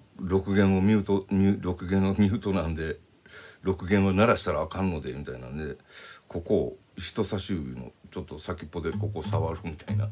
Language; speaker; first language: Japanese; native; Japanese